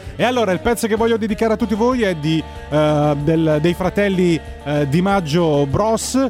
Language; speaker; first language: Italian; native; Italian